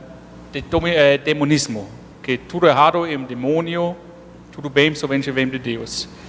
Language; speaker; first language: Portuguese; non-native, fluent; German